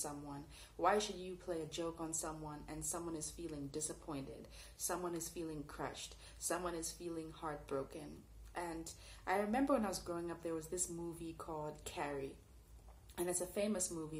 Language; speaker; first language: English; native; English